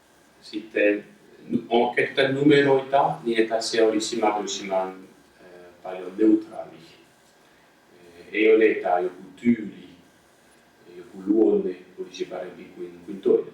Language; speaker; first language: Finnish; non-native, fluent; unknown